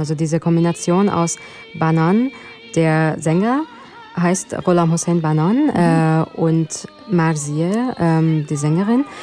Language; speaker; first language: German; non-native, fluent; Persian